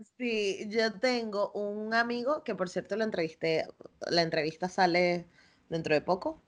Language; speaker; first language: Spanish; native; Spanish